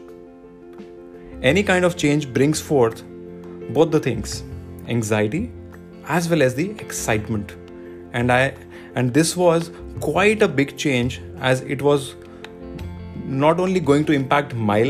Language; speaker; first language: English; non-native, local second language; Hindi